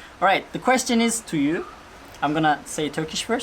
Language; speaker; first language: English; non-native, fluent; Turkish